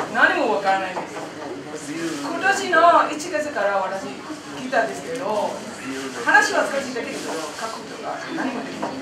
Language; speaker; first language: Japanese; non-native, learner; Burmese